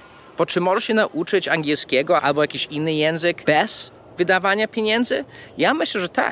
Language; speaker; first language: Polish; early bilingual, heritage; English